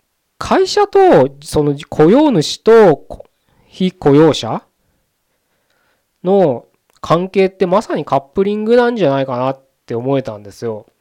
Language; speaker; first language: Japanese; native; Japanese